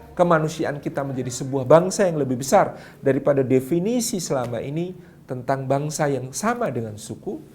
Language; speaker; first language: Indonesian; non-native, local second language; Javanese